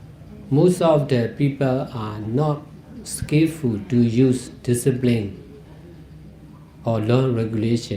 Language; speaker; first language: English; non-native, fluent; Burmese